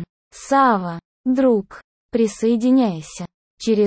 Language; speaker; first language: Russian; native; Russian